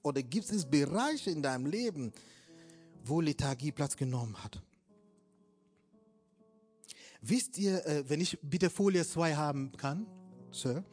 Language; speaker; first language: German; non-native, fluent; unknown